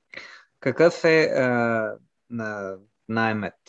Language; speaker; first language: Bulgarian; non-native, learner; French